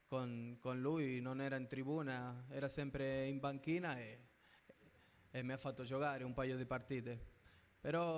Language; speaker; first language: Italian; non-native, fluent; Spanish